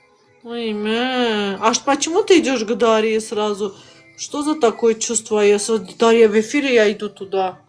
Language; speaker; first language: Russian; non-native, local second language; Azerbaijani